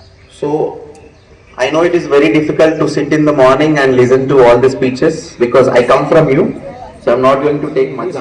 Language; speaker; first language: English; non-native, local second language; Telugu